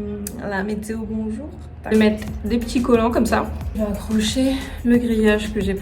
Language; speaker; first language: French; native; French